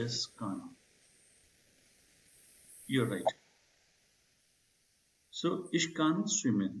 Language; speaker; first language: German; non-native, fluent; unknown